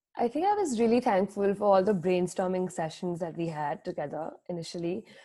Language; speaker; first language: English; non-native, local second language; Hindi